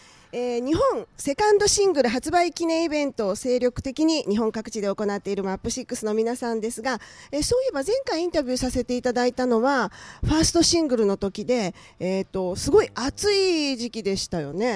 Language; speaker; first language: Japanese; native; Japanese